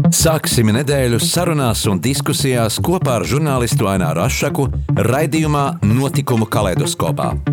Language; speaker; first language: Latvian; native; Latvian